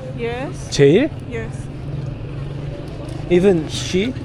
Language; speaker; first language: English; non-native, learner; Korean